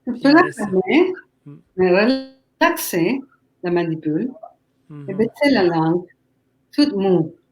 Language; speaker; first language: French; non-native, fluent; Spanish